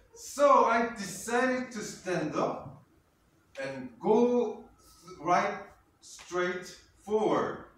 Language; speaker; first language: English; non-native, fluent; Korean